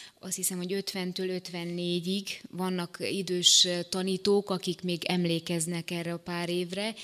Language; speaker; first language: Hungarian; native; Hungarian